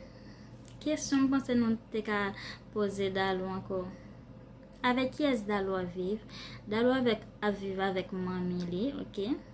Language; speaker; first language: French; non-native, learner; Haitian Creole